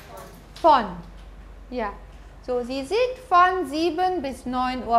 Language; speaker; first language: German; non-native, fluent; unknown